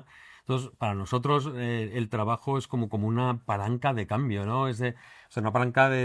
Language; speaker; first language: Spanish; native; Spanish